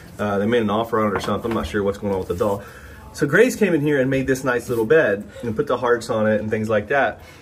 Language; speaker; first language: English; native; English